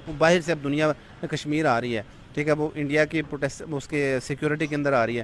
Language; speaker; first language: Urdu; non-native, local second language; Punjabi